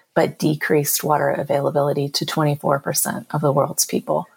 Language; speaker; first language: English; native; English